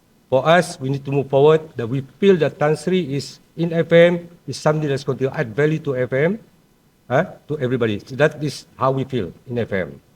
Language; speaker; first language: English; non-native, local second language; Malay